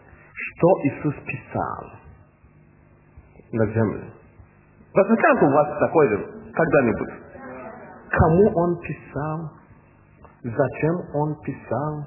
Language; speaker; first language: Russian; non-native, learner; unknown